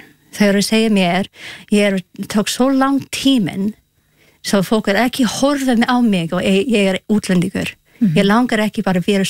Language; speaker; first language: Icelandic; non-native, learner; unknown